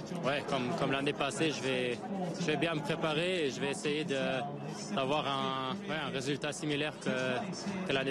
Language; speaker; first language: French; non-native, local second language; Luxembourgish